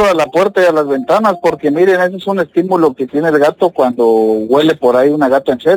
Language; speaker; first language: Spanish; native; Spanish